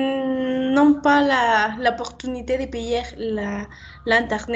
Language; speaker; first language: French; non-native, learner; Spanish